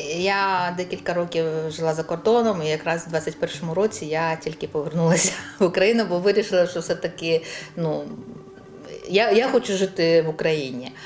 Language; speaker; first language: Ukrainian; non-native, local second language; Russian